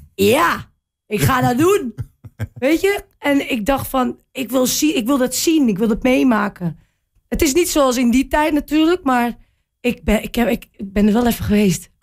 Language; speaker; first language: Dutch; native; Dutch